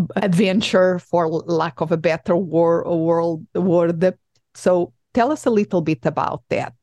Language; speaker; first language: English; non-native, fluent; Portuguese